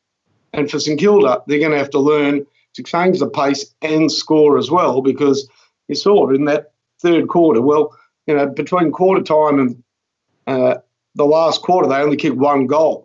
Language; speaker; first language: English; native; English